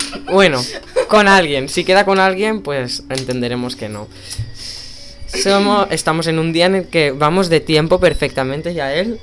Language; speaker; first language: Spanish; native; Spanish